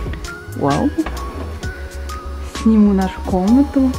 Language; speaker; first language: Russian; non-native, local second language; Kazakh